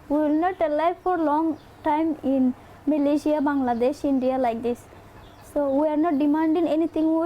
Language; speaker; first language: English; non-native, learner; Rohingya